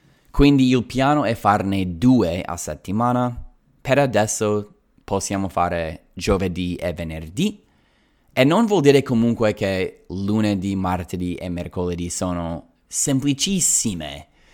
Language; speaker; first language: Italian; non-native, fluent; English